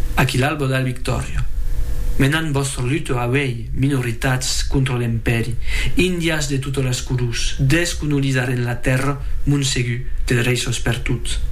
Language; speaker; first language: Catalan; non-native, fluent; French